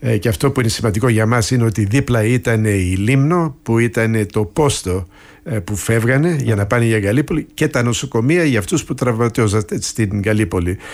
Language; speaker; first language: Greek; early bilingual, heritage; Greek